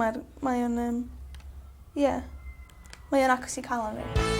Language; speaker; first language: Welsh; native; Welsh